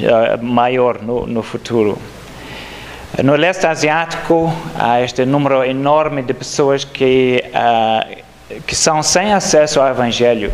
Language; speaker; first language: Portuguese; non-native, fluent; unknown